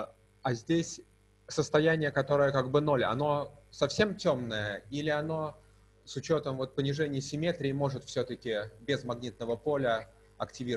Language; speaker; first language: Russian; native; Russian